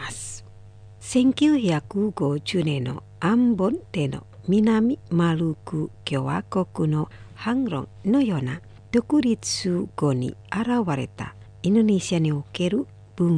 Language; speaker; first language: Japanese; non-native, fluent; Indonesian